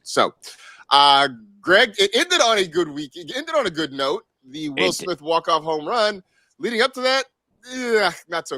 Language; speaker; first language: English; native; English